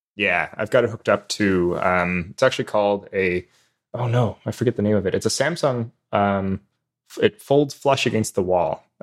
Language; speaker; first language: English; native; English